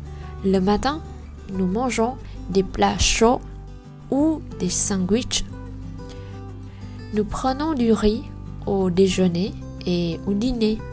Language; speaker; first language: French; non-native, learner; Vietnamese